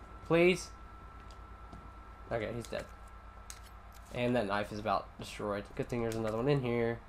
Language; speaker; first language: English; native; English